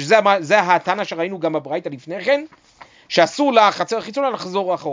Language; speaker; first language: Hebrew; native; Hebrew